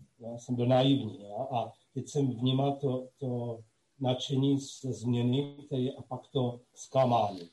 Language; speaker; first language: Czech; non-native, local second language; Slovak